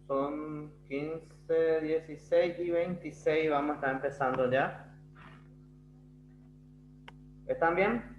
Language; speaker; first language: Spanish; non-native, fluent; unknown